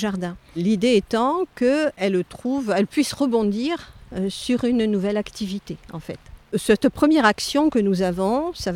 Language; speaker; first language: French; native; French